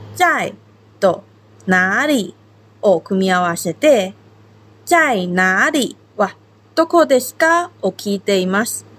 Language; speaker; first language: Japanese; non-native, fluent; Chinese